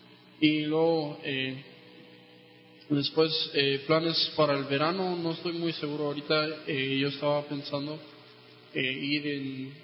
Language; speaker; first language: Spanish; non-native, local second language; English